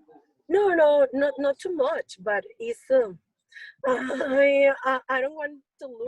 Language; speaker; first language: English; non-native, learner; Spanish